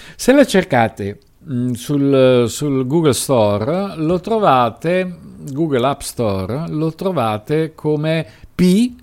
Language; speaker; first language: Italian; native; Italian